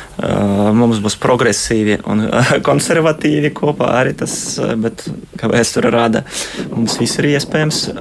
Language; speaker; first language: Latvian; non-native, local second language; Russian